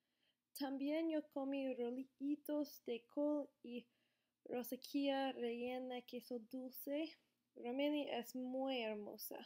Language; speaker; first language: Spanish; non-native, learner; English